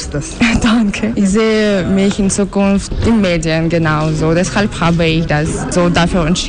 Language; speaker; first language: German; non-native, learner; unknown